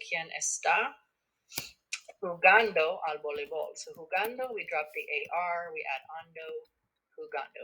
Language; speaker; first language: Spanish; non-native, fluent; English